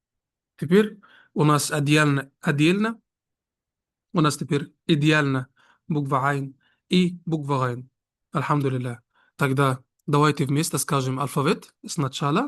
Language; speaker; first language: Russian; non-native, fluent; Arabic